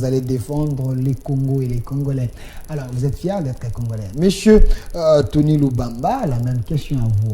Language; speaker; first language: French; non-native, local second language; Lingala